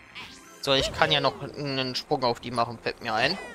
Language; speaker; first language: German; native; German